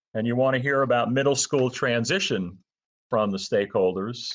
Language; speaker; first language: English; native; English